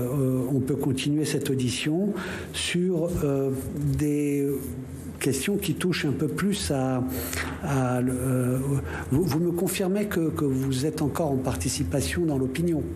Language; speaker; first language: French; native; French